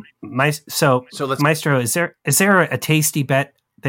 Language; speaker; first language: English; native; English